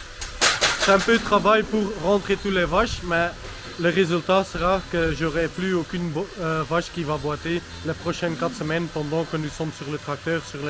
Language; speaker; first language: French; non-native, local second language; Dutch